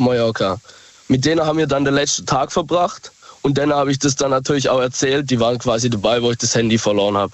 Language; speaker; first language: German; native; German